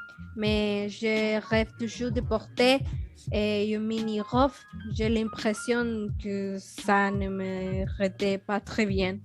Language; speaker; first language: French; non-native, learner; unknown